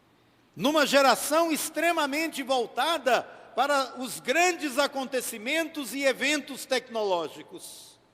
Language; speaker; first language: Portuguese; native; Portuguese